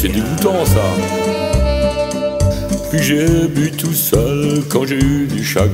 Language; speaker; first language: French; native; French